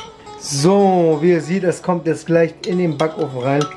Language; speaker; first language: German; early bilingual, other home language; Kurdish